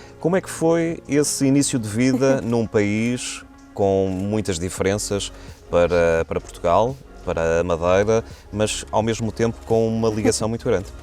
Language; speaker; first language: Portuguese; native; Portuguese